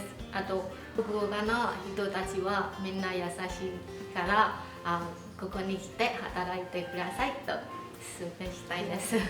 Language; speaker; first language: Japanese; non-native, fluent; Vietnamese